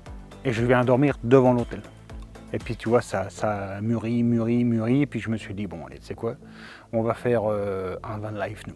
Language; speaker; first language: French; native; French